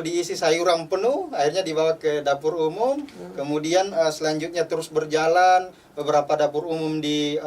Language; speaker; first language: Indonesian; native; Indonesian